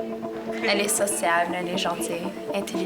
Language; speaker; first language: French; non-native, local second language; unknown